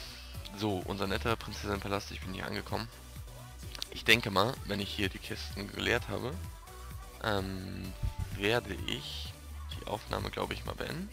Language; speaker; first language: German; native; German